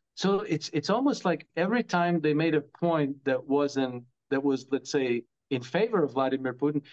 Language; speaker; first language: English; non-native, fluent; Croatian